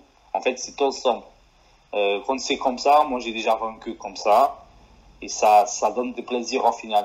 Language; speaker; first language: French; non-native, fluent; Portuguese